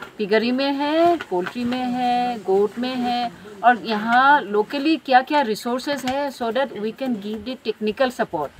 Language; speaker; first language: Hindi; non-native, local second language; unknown